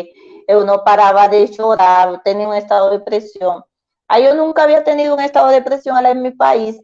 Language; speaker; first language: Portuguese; non-native, learner; Spanish